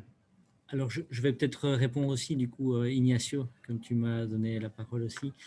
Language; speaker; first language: French; native; French